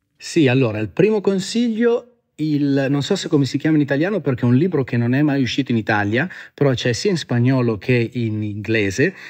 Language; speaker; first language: Italian; native; Italian